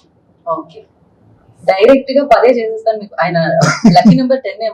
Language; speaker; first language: Telugu; native; Telugu